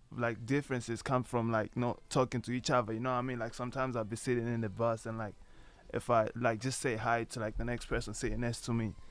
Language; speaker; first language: English; non-native, local second language; Nyanja